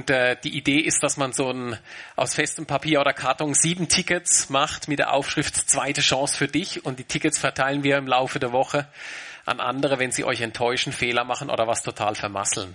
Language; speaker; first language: German; native; German